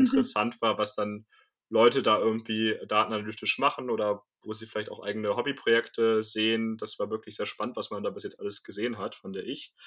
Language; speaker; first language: German; native; German